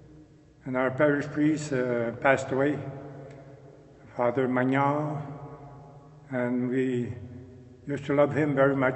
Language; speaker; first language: English; non-native, local second language; French